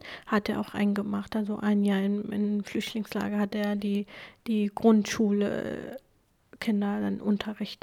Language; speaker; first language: German; non-native, fluent; Kurdish